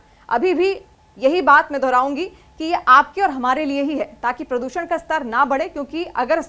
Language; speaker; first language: Hindi; native; Hindi